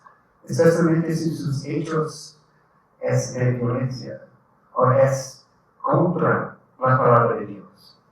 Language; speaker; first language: Spanish; non-native, learner; English